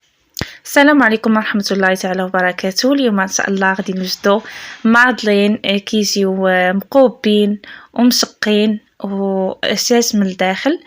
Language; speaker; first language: Arabic; native; Arabic